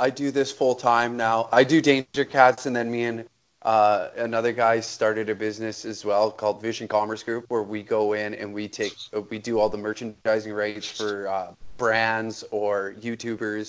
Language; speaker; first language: English; native; English